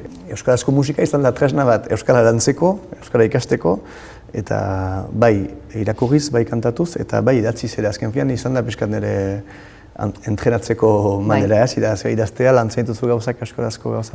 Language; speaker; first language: Basque; non-native, local second language; French